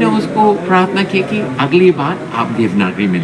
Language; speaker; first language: Hindi; non-native, fluent; English